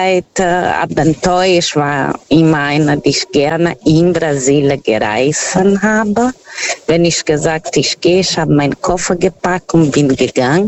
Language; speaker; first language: German; non-native, fluent; Portuguese